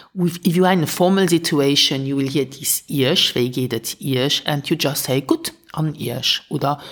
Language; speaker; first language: English; non-native, fluent; Luxembourgish